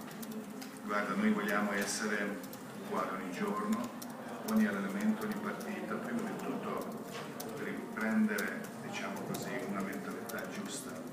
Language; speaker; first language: Italian; non-native, fluent; Croatian